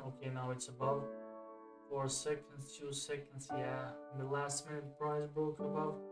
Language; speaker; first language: English; non-native, fluent; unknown